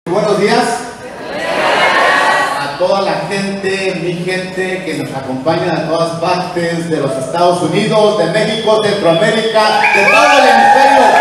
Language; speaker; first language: Spanish; early bilingual, heritage; Spanish